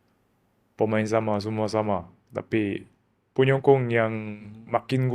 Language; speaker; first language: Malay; non-native, learner; Korean